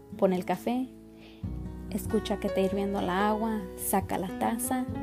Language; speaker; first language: Spanish; early bilingual, heritage; Spanish